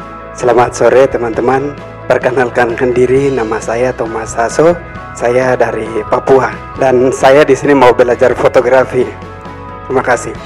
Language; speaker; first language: Indonesian; non-native, local second language; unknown